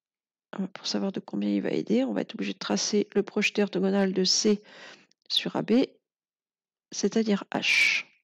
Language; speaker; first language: French; native; French